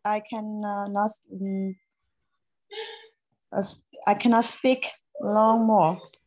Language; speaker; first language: English; non-native, learner; Vietnamese